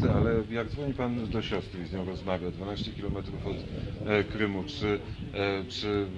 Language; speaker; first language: Polish; native; Polish